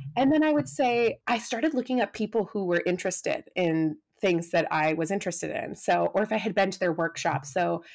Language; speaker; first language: English; native; English